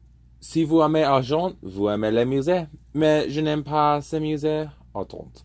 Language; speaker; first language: French; non-native, learner; English